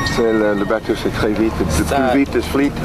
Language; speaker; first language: French; non-native, learner; English